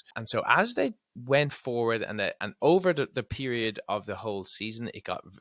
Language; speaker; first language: English; native; English